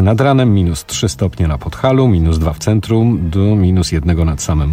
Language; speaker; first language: Polish; native; Polish